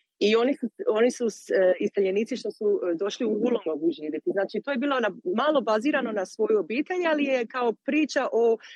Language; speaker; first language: Croatian; early bilingual, heritage; Croatian